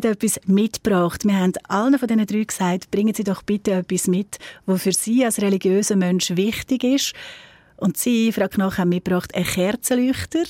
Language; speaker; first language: German; native; German